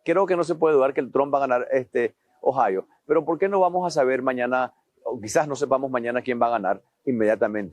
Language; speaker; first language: Spanish; native; Spanish